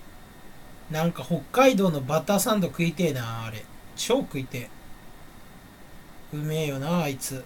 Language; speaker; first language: Japanese; native; Japanese